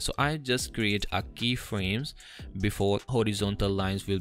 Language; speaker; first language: English; non-native, fluent; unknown